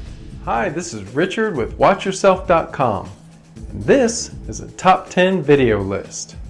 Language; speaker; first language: English; native; English